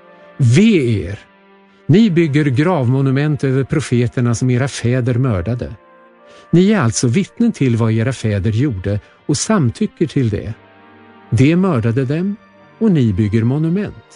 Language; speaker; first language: Swedish; native; Swedish